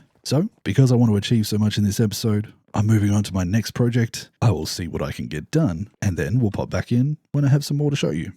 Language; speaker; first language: English; native; English